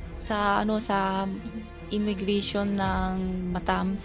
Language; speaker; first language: Filipino; non-native, learner; Chinese